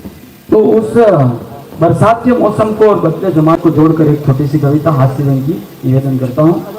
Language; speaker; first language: Hindi; non-native, local second language; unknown